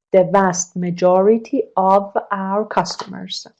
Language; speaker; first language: English; non-native, fluent; Persian